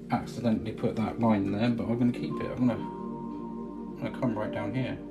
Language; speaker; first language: English; native; English